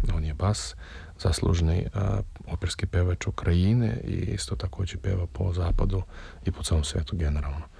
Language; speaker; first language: Serbian; non-native, fluent; Russian